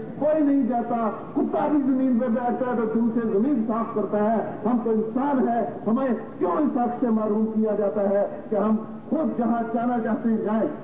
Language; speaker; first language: Urdu; non-native, local second language; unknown